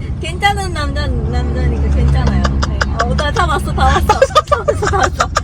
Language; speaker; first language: Korean; non-native, learner; Japanese